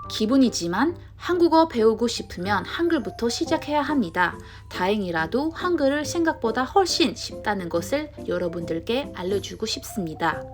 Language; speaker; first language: Korean; non-native, learner; Indonesian